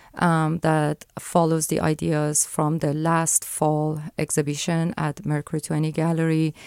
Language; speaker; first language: English; non-native, fluent; Persian